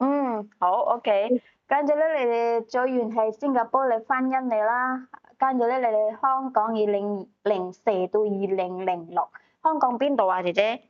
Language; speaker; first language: Cantonese; native; Cantonese